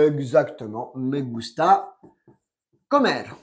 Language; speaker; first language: Spanish; non-native, fluent; French